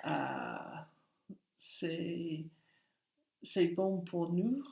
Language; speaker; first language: French; non-native, learner; English